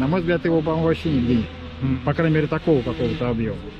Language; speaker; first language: Russian; native; Russian